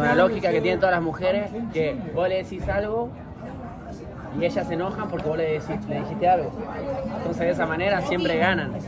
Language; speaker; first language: Spanish; native; Spanish